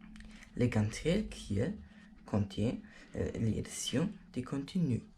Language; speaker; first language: French; non-native, learner; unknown